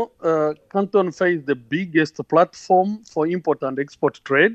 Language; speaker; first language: English; non-native, local second language; Kinyarwanda